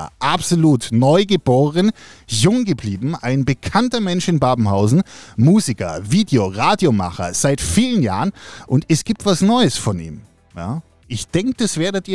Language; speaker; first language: German; native; German